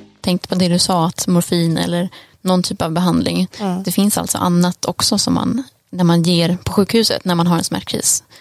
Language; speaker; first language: Swedish; native; Swedish